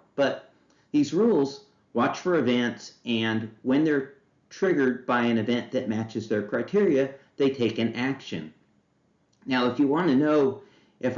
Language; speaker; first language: English; native; English